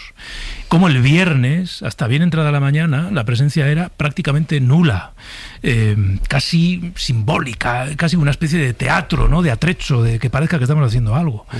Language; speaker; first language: Spanish; native; Spanish